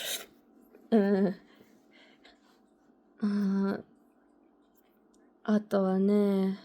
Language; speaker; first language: Japanese; non-native, learner; English